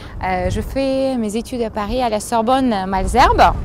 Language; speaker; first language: French; non-native, fluent; Russian